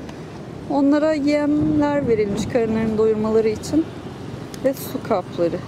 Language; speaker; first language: Turkish; native; Turkish